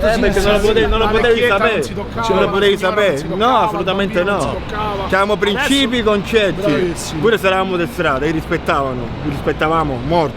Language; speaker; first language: Italian; native; Italian